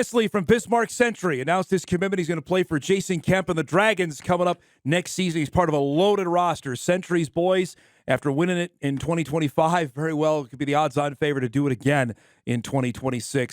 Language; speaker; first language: English; native; English